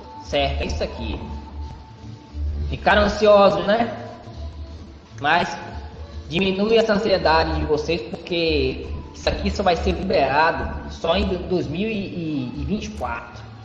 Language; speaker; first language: Portuguese; native; Portuguese